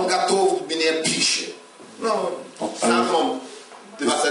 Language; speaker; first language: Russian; non-native, learner; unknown